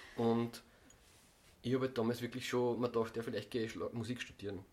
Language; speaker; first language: German; native; German